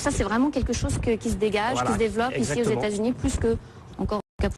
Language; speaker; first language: French; native; French